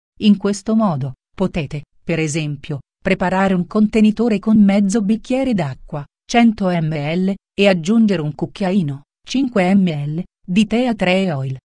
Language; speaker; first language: Italian; native; Italian